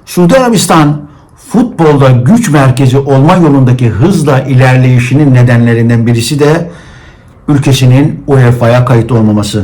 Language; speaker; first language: Turkish; native; Turkish